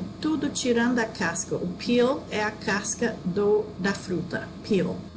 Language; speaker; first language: Portuguese; non-native, fluent; English